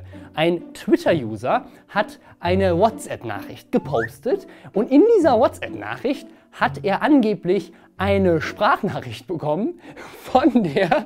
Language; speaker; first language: German; native; German